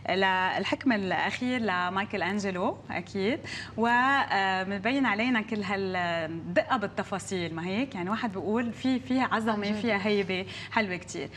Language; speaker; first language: Arabic; native; Arabic